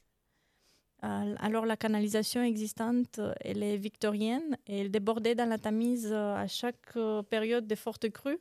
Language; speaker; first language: French; non-native, fluent; Romanian